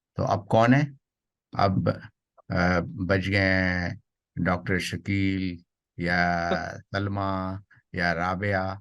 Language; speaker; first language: Urdu; native; Urdu